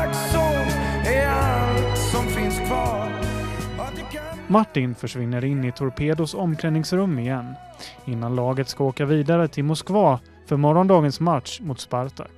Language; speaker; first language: Swedish; native; Swedish